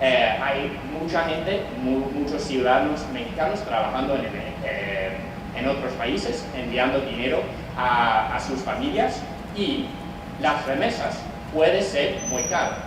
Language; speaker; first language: Spanish; non-native, fluent; English